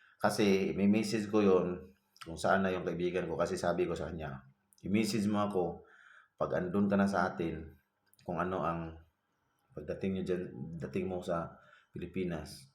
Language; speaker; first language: Filipino; non-native, local second language; Cebuano